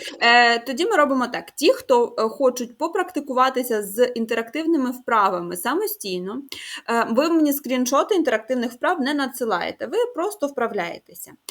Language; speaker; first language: Ukrainian; native; Ukrainian